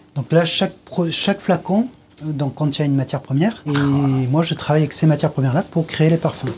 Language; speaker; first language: French; native; French